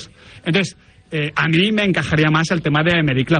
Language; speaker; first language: Spanish; native; Spanish